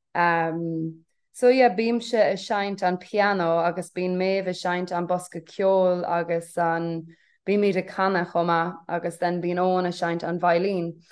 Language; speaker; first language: Irish; non-native, local second language; English